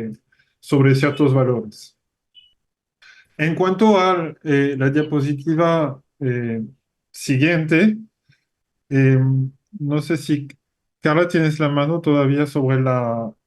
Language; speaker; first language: Spanish; non-native, fluent; French